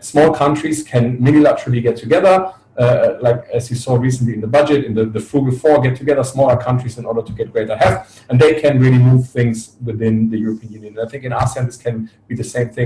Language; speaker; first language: English; non-native, fluent; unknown